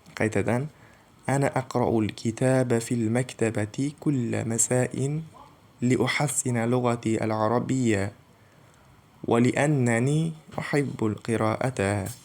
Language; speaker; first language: Arabic; non-native, fluent; Uzbek